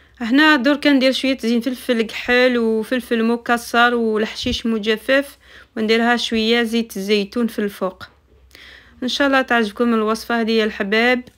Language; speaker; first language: Arabic; native; Arabic